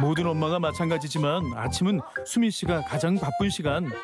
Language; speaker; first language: Korean; native; Korean